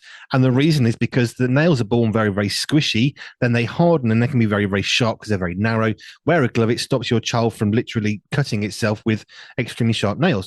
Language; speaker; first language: English; native; English